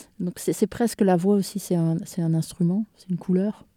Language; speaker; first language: French; native; French